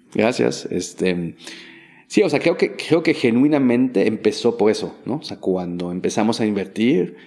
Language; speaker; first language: Spanish; non-native, fluent; French